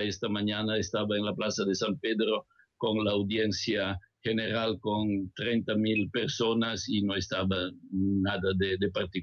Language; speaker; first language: Spanish; non-native, fluent; Italian